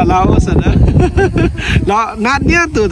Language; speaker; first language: Russian; non-native, learner; Lao